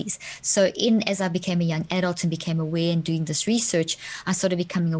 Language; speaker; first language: English; native; English